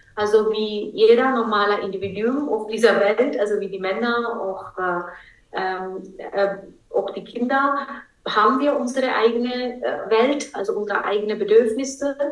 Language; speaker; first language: German; non-native, fluent; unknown